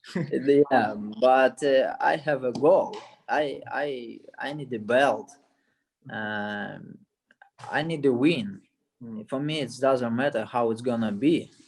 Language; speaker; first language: English; non-native, learner; Russian